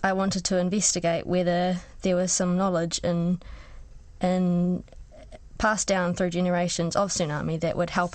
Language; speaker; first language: English; native; English